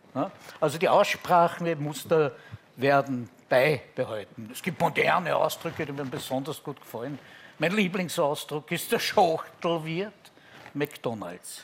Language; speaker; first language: German; native; German